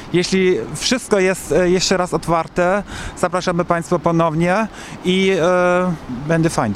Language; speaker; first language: Polish; non-native, learner; German